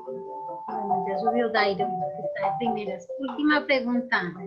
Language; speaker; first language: Spanish; native; Spanish